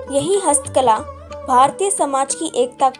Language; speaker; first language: Hindi; native; Hindi